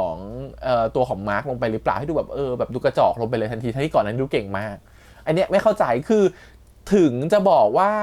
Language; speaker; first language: Thai; native; Thai